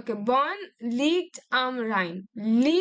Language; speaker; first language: German; non-native, learner; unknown